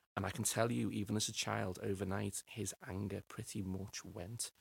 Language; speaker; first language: English; native; English